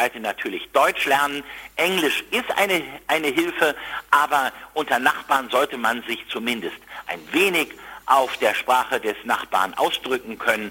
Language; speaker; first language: German; native; German